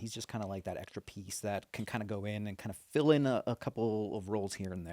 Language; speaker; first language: English; native; English